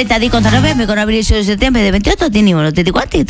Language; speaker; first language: Spanish; native; Spanish